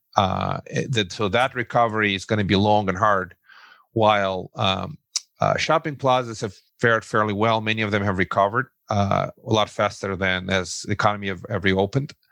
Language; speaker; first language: English; non-native, fluent; Russian